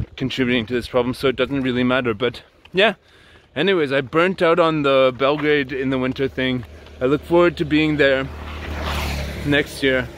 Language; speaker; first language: English; native; English